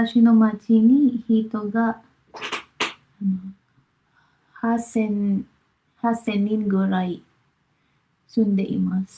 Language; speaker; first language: Japanese; non-native, learner; Filipino